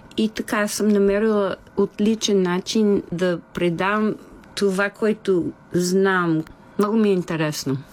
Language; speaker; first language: Bulgarian; non-native, fluent; English